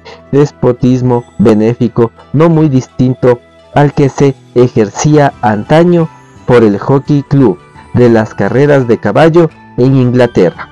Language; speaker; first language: Spanish; native; Spanish